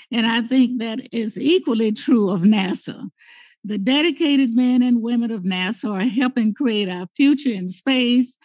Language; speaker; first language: English; native; English